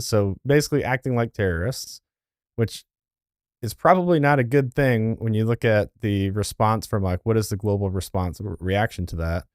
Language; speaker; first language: English; native; English